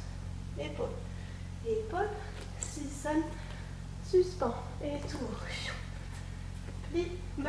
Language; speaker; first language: French; native; French